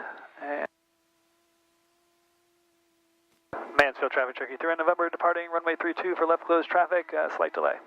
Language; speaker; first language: English; native; English